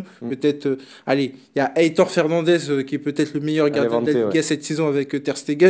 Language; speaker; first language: French; native; French